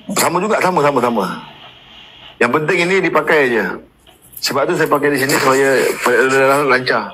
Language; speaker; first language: Malay; native; Malay